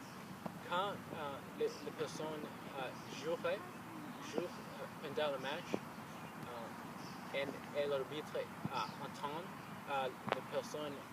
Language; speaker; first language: French; non-native, learner; English